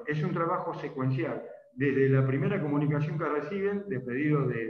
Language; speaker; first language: Spanish; native; Spanish